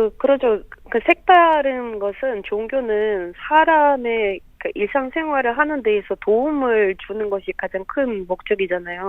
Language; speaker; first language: Korean; non-native, fluent; Russian